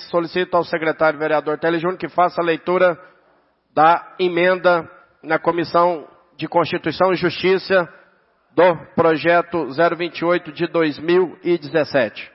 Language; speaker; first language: Portuguese; native; Portuguese